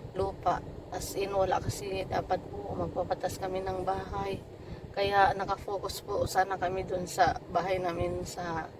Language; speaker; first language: Filipino; non-native, local second language; Cebuano